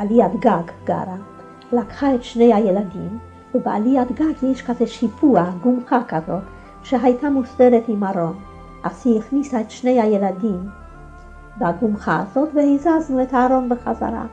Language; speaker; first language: Hebrew; non-native, fluent; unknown